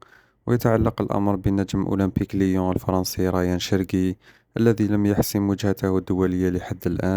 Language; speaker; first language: Arabic; native; Arabic